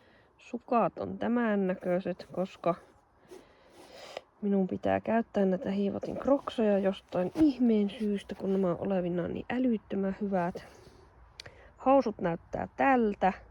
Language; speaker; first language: Finnish; native; Finnish